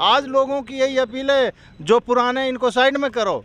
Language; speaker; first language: Hindi; native; Hindi